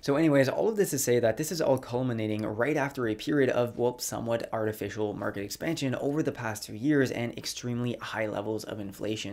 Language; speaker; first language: English; native; English